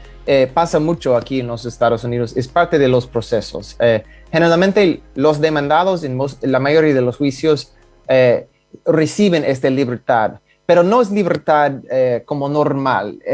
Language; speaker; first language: Spanish; non-native, fluent; English